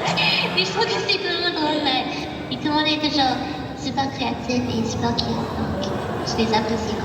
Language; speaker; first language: French; non-native, fluent; English